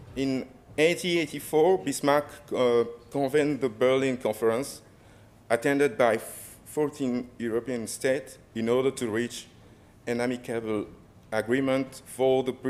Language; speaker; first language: English; non-native, fluent; French